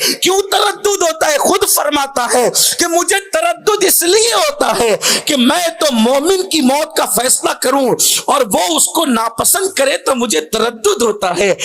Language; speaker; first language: Urdu; native; Urdu